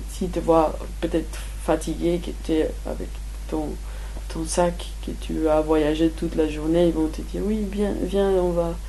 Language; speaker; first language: French; non-native, fluent; Spanish